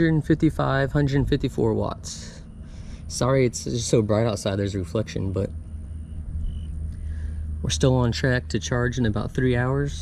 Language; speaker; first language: English; native; English